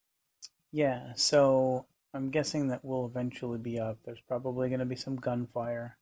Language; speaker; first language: English; native; English